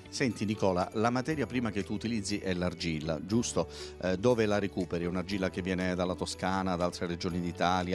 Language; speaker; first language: Italian; native; Italian